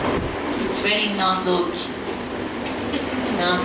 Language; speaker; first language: English; non-native, learner; Persian